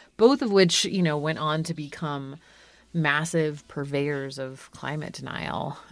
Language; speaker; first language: English; native; English